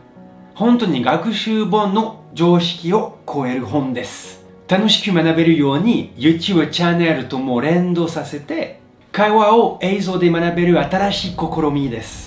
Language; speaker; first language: Japanese; non-native, fluent; French